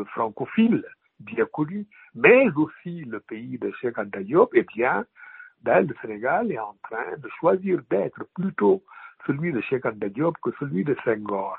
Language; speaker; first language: French; non-native, local second language; Wolof